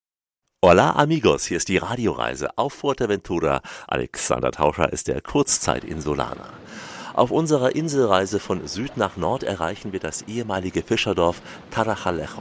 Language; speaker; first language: German; native; German